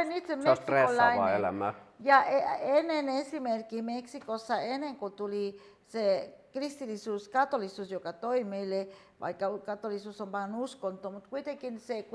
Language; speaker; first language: Finnish; non-native, fluent; Spanish